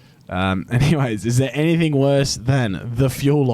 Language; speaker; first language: English; native; English